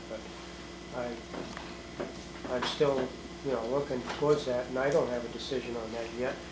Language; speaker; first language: English; native; English